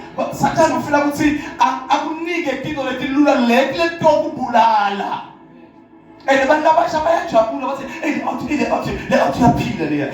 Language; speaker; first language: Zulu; non-native, local second language; Swati